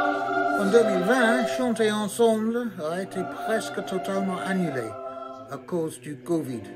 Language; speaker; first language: French; non-native, fluent; English